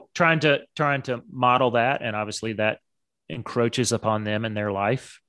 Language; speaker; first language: English; native; English